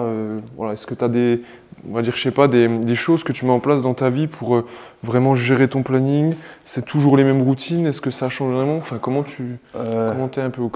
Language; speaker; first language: French; native; French